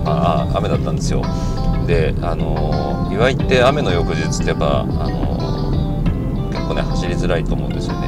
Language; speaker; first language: Japanese; native; Japanese